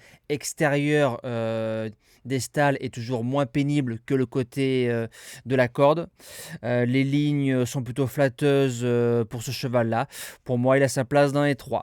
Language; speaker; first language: French; native; French